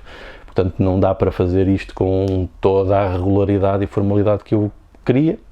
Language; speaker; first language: Portuguese; native; Portuguese